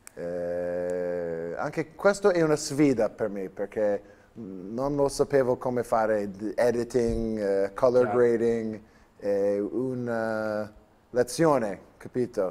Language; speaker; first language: Italian; non-native, learner; English